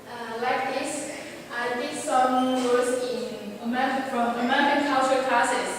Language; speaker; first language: English; non-native, learner; Chinese